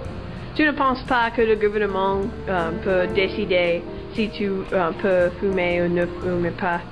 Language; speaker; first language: French; non-native, learner; English